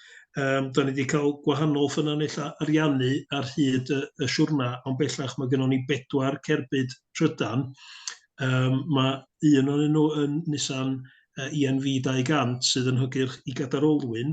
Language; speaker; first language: Welsh; native; Welsh